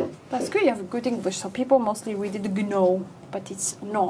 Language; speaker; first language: English; non-native, fluent; Arabic